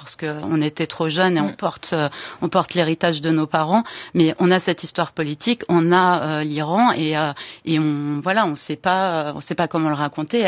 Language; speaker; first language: French; early bilingual, other home language; Persian